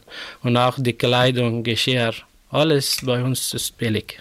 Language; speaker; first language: German; non-native, learner; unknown